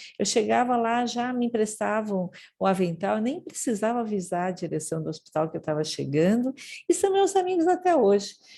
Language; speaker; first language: Portuguese; early bilingual, other home language; Japanese